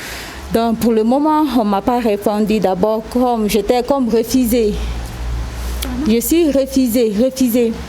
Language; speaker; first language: French; non-native, local second language; Susu